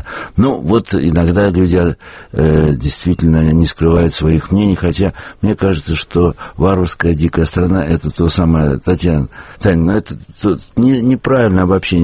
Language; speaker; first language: Russian; native; Russian